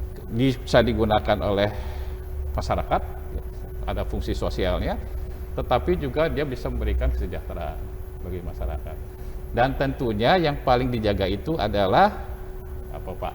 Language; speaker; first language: Indonesian; native; Indonesian